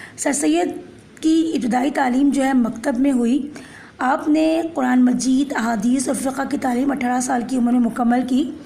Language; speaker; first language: Urdu; native; Urdu